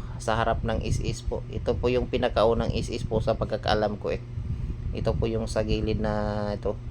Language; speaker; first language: Filipino; non-native, local second language; Cebuano